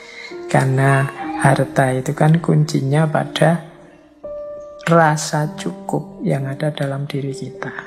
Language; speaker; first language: Indonesian; native; Indonesian